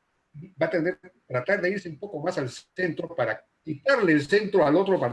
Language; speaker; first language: Spanish; native; Spanish